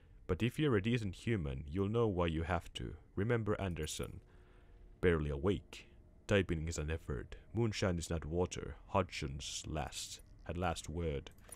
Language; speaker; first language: English; non-native, fluent; Finnish